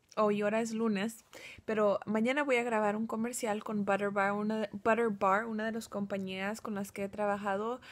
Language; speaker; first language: Spanish; early bilingual, heritage; Spanish